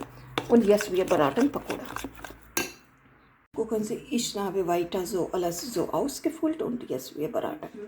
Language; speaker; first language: German; non-native, learner; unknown